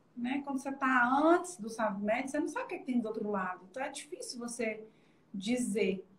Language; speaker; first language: Portuguese; native; Portuguese